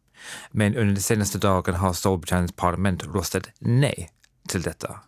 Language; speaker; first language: Swedish; non-native, fluent; English